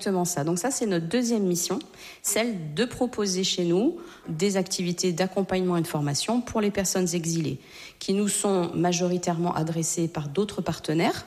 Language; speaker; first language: French; native; French